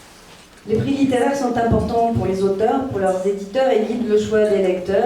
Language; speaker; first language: French; native; French